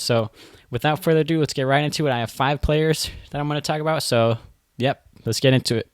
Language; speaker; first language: English; native; English